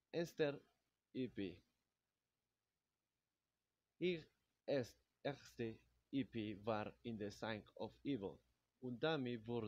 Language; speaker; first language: German; non-native, learner; Spanish